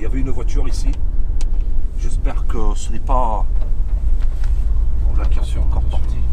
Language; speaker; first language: French; native; French